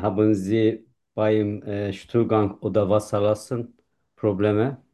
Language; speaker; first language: German; non-native, learner; Turkish